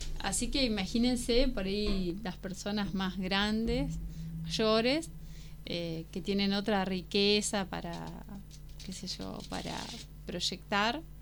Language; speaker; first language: Spanish; native; Spanish